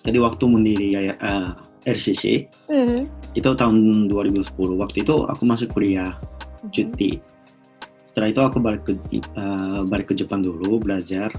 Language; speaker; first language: Indonesian; non-native, fluent; Japanese